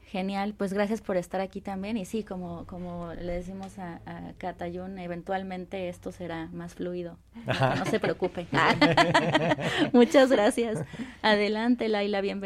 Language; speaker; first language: Spanish; native; Spanish